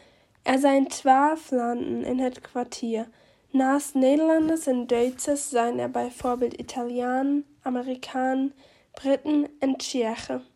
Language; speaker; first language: Dutch; non-native, learner; German